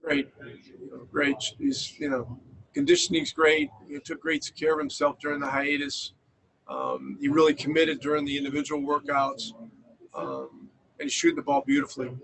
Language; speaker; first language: English; native; English